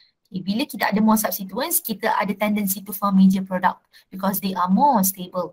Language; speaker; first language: English; non-native, local second language; Malay